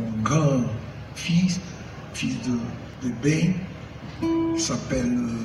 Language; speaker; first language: French; non-native, learner; Portuguese